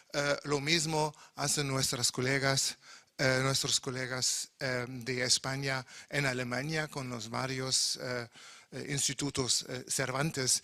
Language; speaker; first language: Spanish; non-native, fluent; German